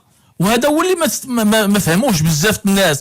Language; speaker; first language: Arabic; native; Arabic